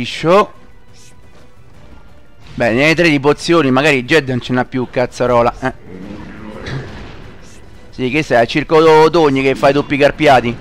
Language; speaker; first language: Italian; native; Italian